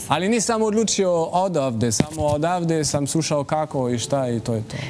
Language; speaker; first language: Croatian; non-native, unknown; French